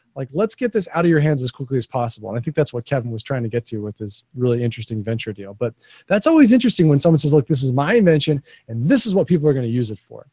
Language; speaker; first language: English; native; English